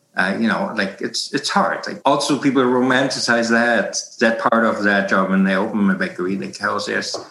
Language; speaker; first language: English; non-native, fluent; German